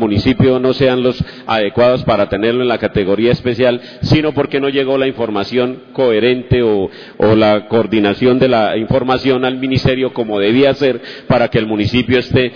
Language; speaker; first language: Spanish; native; Spanish